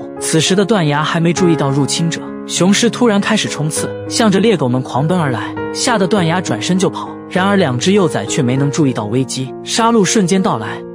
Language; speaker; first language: Chinese; native; Chinese